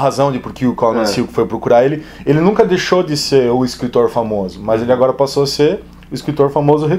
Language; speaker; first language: Portuguese; native; Portuguese